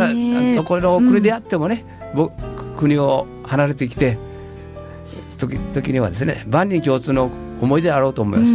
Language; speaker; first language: Japanese; native; Japanese